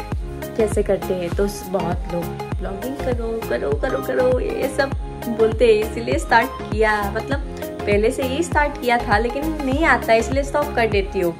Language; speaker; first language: Hindi; non-native, local second language; Assamese